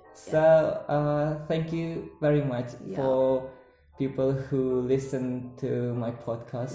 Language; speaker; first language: English; non-native, learner; Indonesian